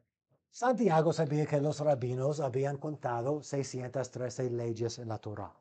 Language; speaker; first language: Spanish; non-native, fluent; English